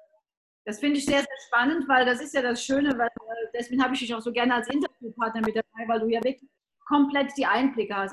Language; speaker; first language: German; native; German